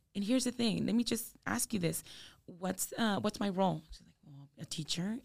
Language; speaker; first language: English; native; English